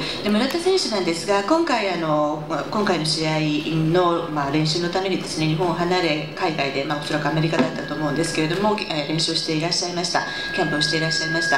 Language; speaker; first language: Japanese; native; Japanese